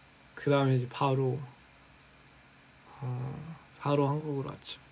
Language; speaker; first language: Korean; early bilingual, heritage; Korean